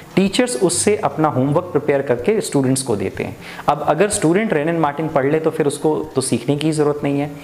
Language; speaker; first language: Hindi; native; Hindi